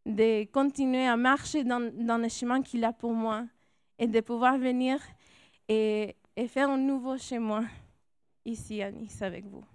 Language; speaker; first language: French; non-native, fluent; English